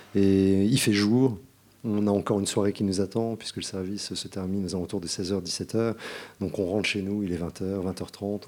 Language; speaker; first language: French; native; French